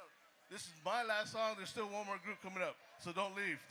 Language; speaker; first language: English; native; English